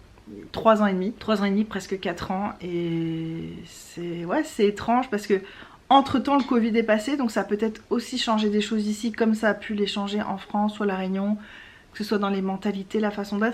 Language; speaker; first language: French; native; French